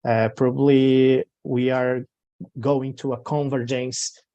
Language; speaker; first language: English; non-native, learner; Portuguese